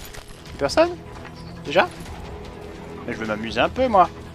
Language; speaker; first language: French; native; French